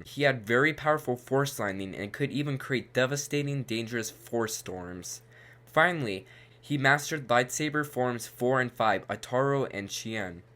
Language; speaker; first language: English; native; English